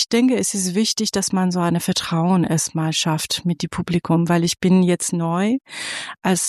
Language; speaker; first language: German; non-native, fluent; Persian